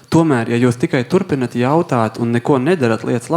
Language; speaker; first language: Latvian; native; Latvian